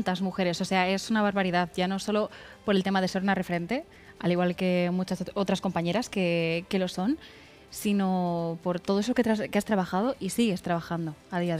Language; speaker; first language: Spanish; native; Spanish